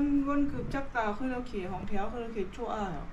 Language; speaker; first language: Korean; non-native, learner; Lao